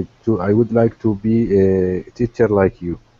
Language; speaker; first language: English; non-native, learner; Arabic